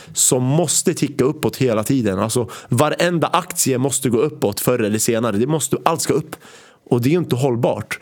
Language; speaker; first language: Swedish; early bilingual, other home language; Arabic